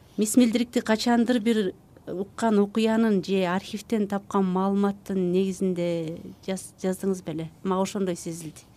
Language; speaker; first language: Kyrgyz; native; Kyrgyz